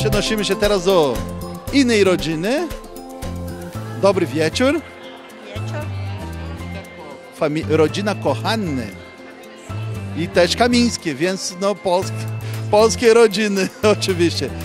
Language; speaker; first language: Polish; early bilingual, heritage; Portuguese